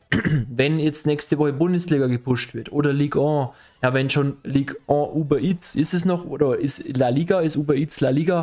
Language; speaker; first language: German; native; German